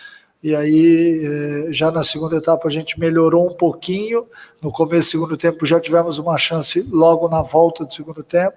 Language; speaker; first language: Portuguese; native; Portuguese